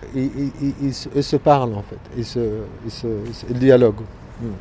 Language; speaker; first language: French; non-native, fluent; Arabic